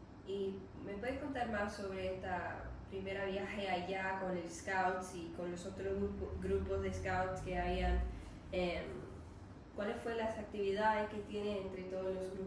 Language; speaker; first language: Spanish; non-native, learner; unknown